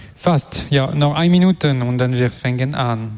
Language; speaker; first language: German; non-native, learner; French